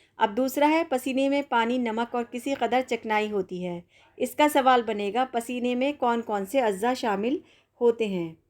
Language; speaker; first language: Urdu; native; Urdu